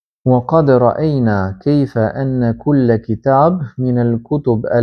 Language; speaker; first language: Arabic; non-native, fluent; Albanian